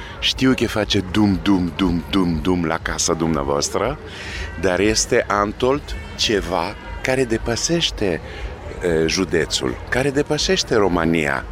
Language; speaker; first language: Romanian; non-native, fluent; Greek